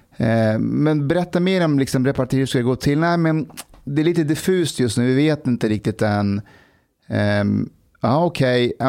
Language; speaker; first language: Swedish; early bilingual, other home language; Persian